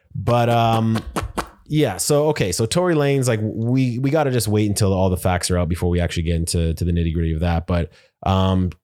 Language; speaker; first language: English; native; English